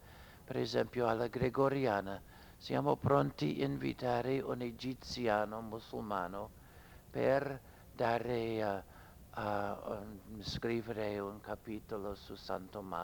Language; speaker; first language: Italian; non-native, fluent; English